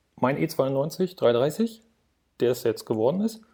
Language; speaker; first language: German; native; German